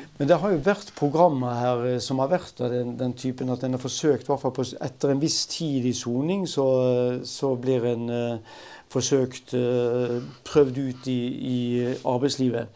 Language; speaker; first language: Norwegian; native; Norwegian